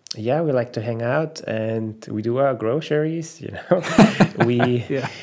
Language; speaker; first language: English; non-native, fluent; German